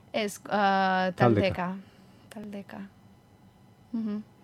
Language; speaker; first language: Basque; non-native, learner; Ukrainian